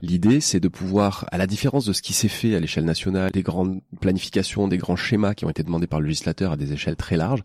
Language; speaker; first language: French; native; French